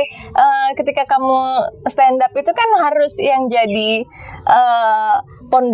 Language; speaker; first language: Indonesian; native; Indonesian